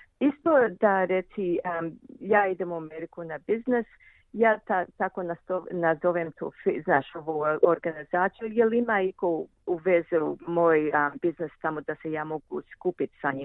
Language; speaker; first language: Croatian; early bilingual, heritage; Croatian